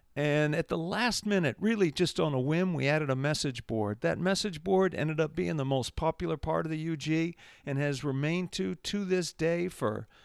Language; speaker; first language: English; native; English